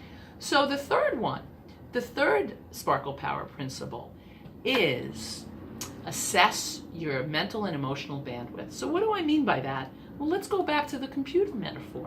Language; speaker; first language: English; native; English